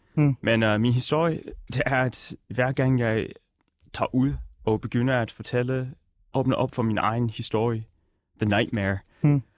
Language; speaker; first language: Danish; native; Danish